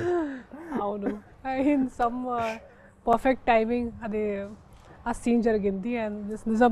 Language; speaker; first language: Telugu; non-native, fluent; Hindi